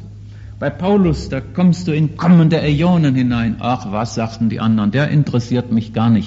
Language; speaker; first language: German; native; German